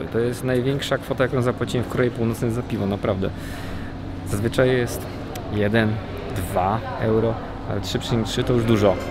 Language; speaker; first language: Polish; native; Polish